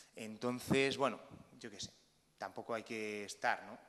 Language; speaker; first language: Spanish; native; Spanish